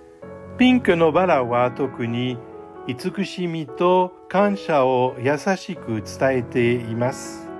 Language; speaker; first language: Japanese; non-native, learner; French